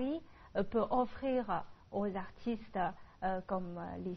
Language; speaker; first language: French; non-native, fluent; Chinese